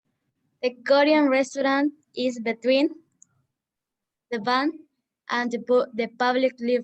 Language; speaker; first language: English; non-native, learner; Spanish